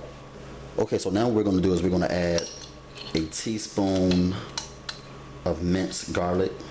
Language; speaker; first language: English; native; English